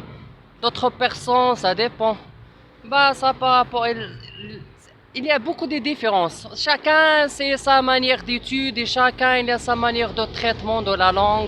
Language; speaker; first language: French; non-native, local second language; Arabic